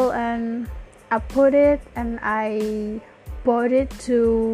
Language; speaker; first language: English; non-native, learner; Malay